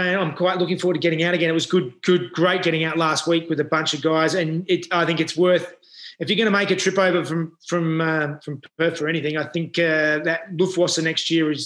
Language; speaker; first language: English; native; English